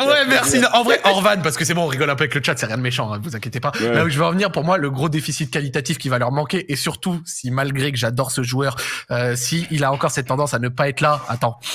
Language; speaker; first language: French; native; French